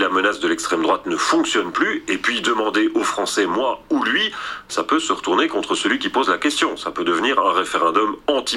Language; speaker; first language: French; native; French